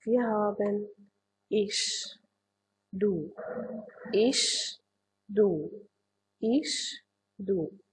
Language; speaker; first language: German; non-native, learner; Arabic